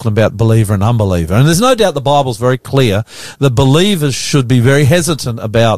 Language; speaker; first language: English; native; English